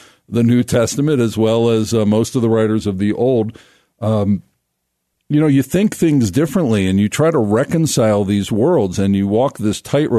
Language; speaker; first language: English; native; English